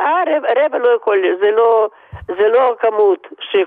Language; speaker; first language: Hebrew; non-native, fluent; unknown